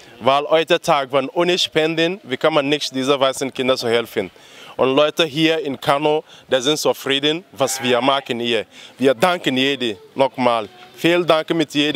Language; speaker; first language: German; non-native, learner; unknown